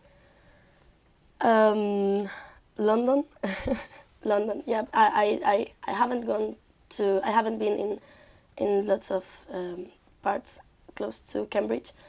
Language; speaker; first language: English; non-native, learner; Spanish